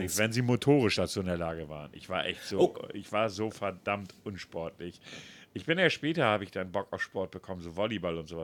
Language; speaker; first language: German; native; German